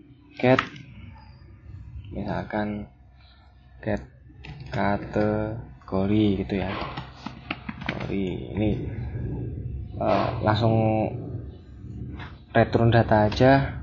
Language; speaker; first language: Indonesian; native; Indonesian